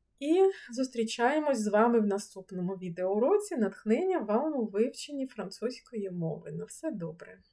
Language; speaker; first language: Ukrainian; native; Ukrainian